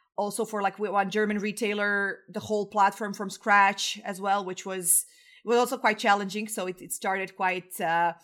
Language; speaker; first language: English; non-native, fluent; Croatian